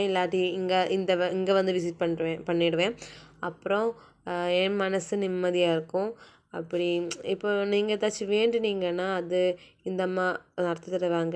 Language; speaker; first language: Tamil; non-native, local second language; Malayalam